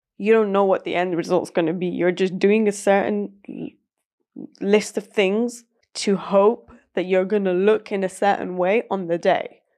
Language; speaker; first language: English; early bilingual, other home language; Persian